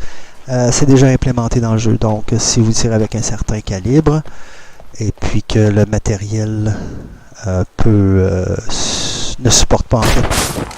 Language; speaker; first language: French; native; French